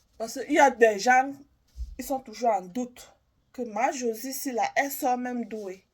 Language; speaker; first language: French; native; French